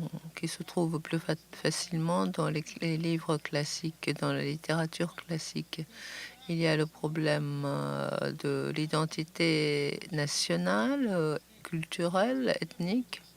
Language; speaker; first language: French; non-native, fluent; Japanese